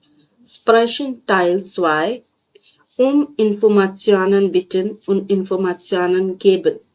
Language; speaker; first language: German; non-native, fluent; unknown